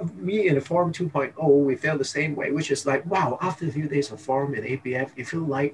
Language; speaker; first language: English; non-native, local second language; Cantonese